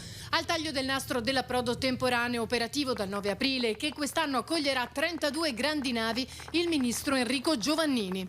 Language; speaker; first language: Italian; native; Italian